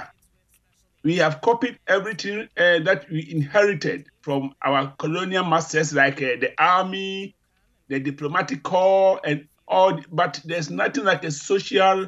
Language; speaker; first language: English; non-native, local second language; Akan